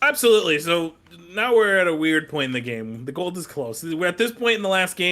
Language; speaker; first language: English; native; English